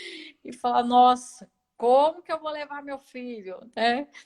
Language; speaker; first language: Portuguese; native; Portuguese